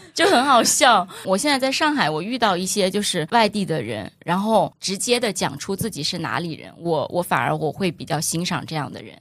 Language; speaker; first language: Chinese; native; Chinese